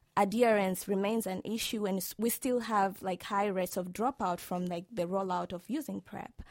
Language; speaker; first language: English; non-native, local second language; Swahili